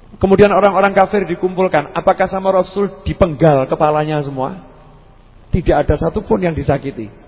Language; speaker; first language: Indonesian; native; Indonesian